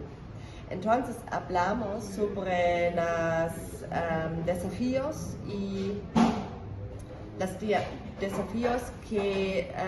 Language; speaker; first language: Spanish; non-native, fluent; German